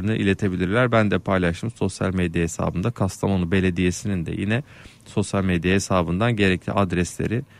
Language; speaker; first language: Turkish; native; Turkish